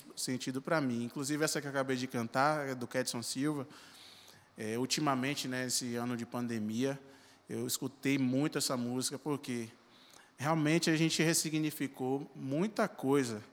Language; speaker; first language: Portuguese; native; Portuguese